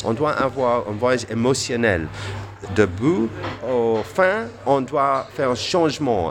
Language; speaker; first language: French; non-native, fluent; English